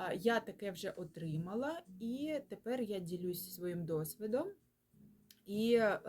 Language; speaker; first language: Ukrainian; non-native, local second language; Russian